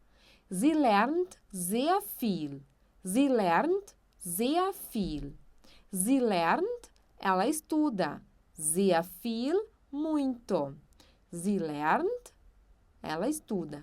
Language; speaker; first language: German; non-native, fluent; Portuguese